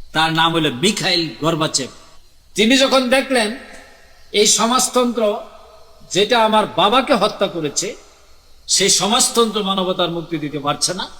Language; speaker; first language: Bangla; native; Bangla